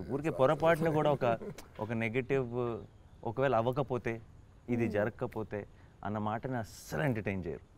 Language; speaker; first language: Telugu; native; Telugu